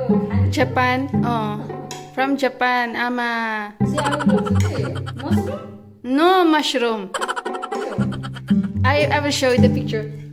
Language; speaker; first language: English; non-native, local second language; Filipino